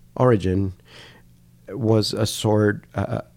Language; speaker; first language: English; non-native, fluent; Spanish